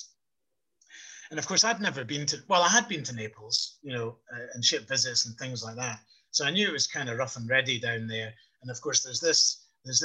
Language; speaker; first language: English; native; English